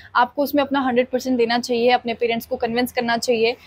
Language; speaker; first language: Hindi; native; Hindi